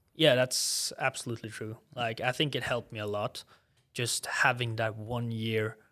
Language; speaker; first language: English; non-native, fluent; Norwegian